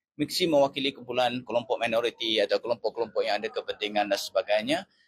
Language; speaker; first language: Malay; native; Malay